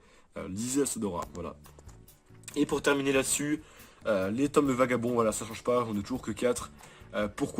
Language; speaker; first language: French; native; French